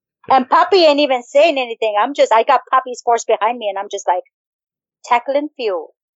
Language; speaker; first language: English; early bilingual, other home language; Spanish